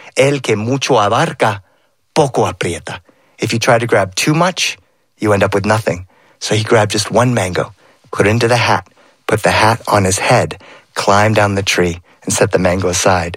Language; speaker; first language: English; early bilingual, other home language; Spanish